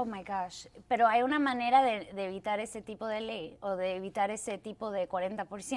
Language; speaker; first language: Spanish; early bilingual, heritage; Spanish